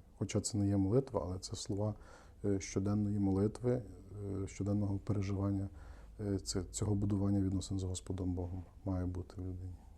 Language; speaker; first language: Ukrainian; native; Ukrainian